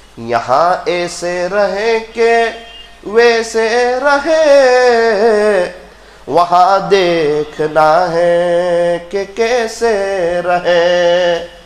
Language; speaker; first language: Urdu; non-native, local second language; Gujarati